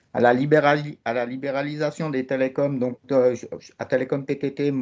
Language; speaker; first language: French; native; French